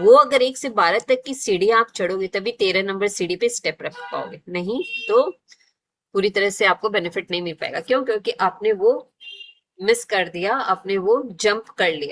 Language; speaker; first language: Hindi; native; Hindi